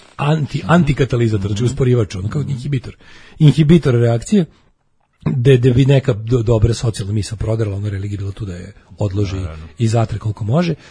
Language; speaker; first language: Serbian; native; Serbian